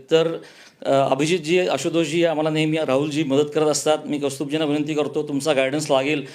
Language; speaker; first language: Marathi; native; Marathi